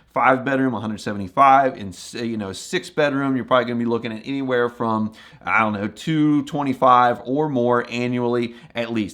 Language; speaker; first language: English; native; English